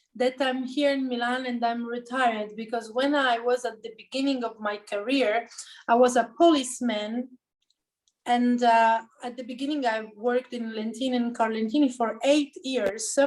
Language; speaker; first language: English; non-native, learner; Italian